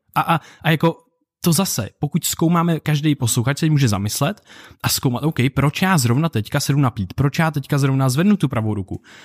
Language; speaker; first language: Czech; native; Czech